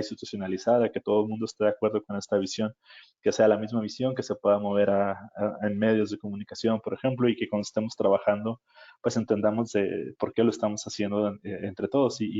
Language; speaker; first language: Spanish; native; Spanish